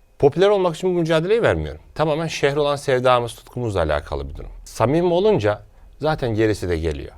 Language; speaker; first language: Turkish; native; Turkish